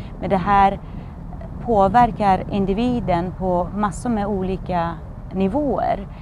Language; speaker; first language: Swedish; non-native, fluent; Persian